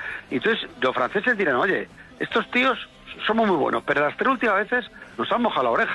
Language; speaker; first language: Spanish; native; Spanish